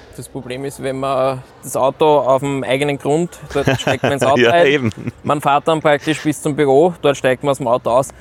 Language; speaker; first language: German; native; German